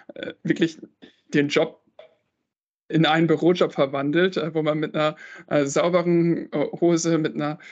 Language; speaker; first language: German; native; German